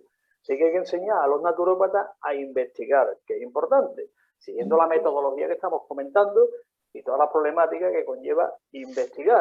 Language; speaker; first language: Spanish; native; Spanish